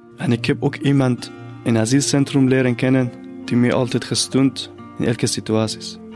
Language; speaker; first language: Dutch; non-native, fluent; Persian